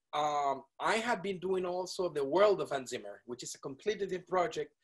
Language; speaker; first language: English; non-native, fluent; Spanish